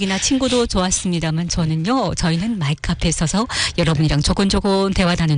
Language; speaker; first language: Korean; early bilingual, heritage; Korean